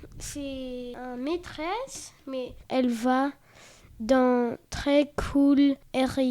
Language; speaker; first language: French; non-native, learner; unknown